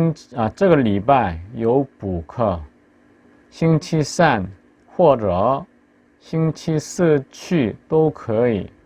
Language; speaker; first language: Chinese; non-native, fluent; Korean